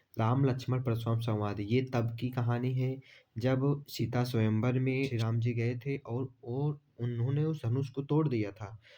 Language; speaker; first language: Hindi; native; Hindi